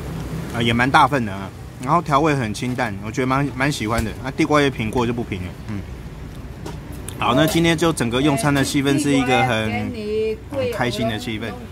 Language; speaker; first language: Chinese; native; Chinese